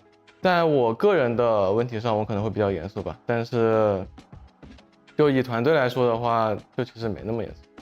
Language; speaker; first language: Chinese; native; Chinese